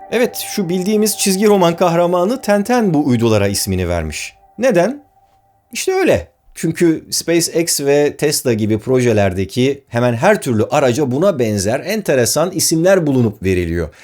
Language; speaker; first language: Turkish; native; Turkish